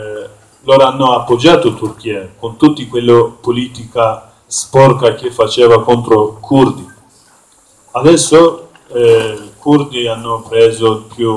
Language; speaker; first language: Italian; non-native, learner; Kurdish